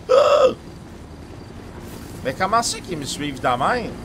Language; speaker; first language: French; native; French